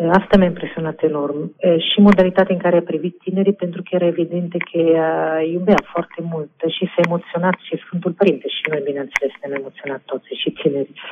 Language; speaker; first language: Romanian; non-native, fluent; Italian